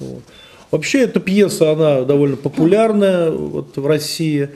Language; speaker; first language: Russian; native; Russian